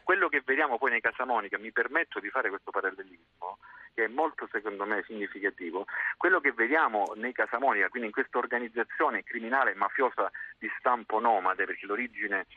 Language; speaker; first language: Italian; native; Italian